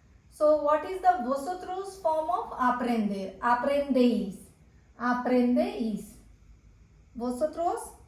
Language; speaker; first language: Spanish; non-native, fluent; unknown